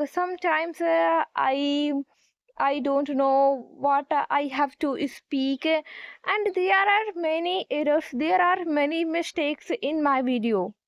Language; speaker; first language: English; non-native, learner; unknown